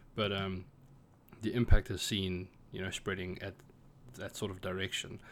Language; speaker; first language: English; native; English